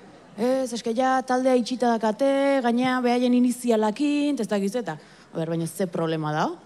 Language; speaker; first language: Basque; native; Basque